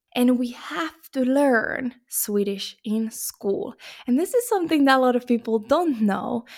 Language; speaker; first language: English; non-native, fluent; Finnish